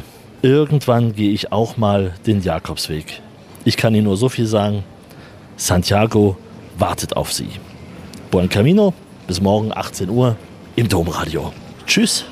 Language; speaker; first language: German; native; German